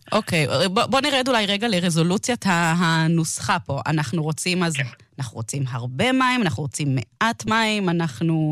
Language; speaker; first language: Hebrew; native; Hebrew